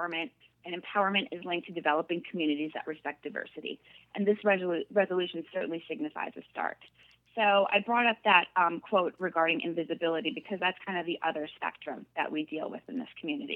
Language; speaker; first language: English; native; English